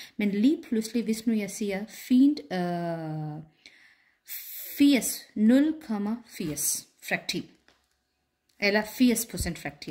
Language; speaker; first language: Danish; non-native, fluent; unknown